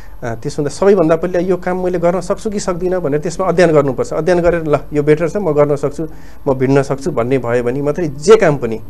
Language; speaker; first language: Nepali; native; Nepali